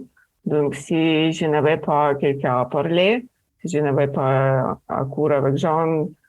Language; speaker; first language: French; non-native, fluent; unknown